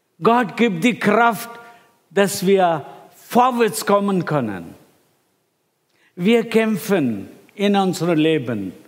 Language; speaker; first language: German; non-native, fluent; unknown